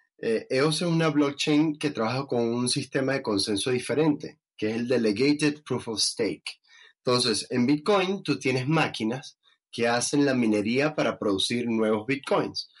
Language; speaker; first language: Spanish; native; Spanish